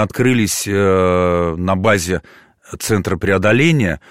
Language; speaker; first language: Russian; native; Russian